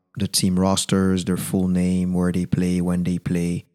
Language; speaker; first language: English; non-native, fluent; Haitian Creole